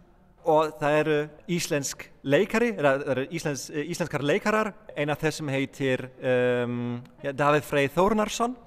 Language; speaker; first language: Icelandic; non-native, fluent; Polish